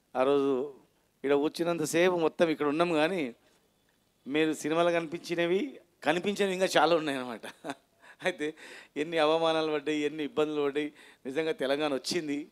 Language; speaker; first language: Telugu; native; Telugu